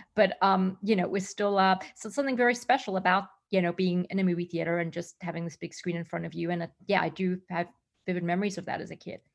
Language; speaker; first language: English; native; English